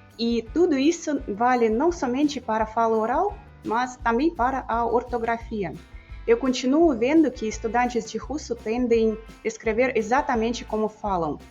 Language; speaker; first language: Portuguese; non-native, fluent; Russian